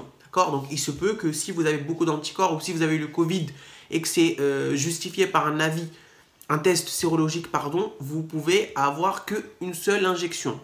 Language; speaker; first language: French; native; French